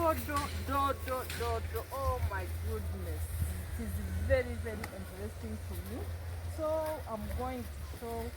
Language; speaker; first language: English; non-native, local second language; Kinyarwanda